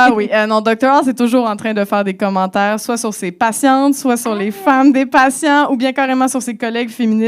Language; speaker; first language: French; native; French